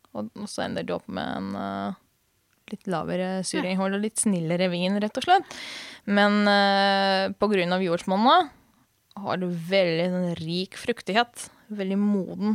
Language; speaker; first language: Norwegian; non-native, fluent; Hungarian